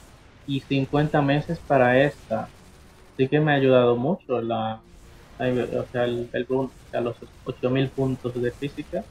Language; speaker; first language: Spanish; native; Spanish